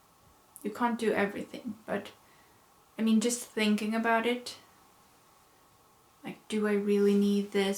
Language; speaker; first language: English; non-native, fluent; Swedish